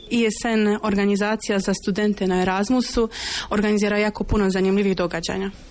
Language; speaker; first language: Croatian; non-native, fluent; Polish